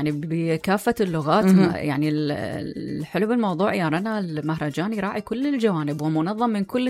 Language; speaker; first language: Arabic; native; Arabic